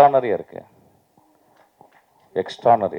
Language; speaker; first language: Tamil; native; Tamil